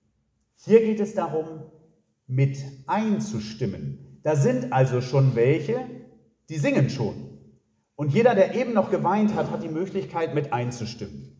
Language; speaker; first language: German; native; German